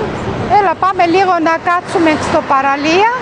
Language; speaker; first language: Greek; non-native, local second language; Armenian